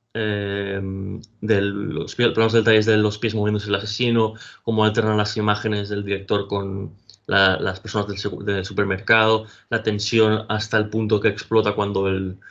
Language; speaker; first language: Spanish; native; Spanish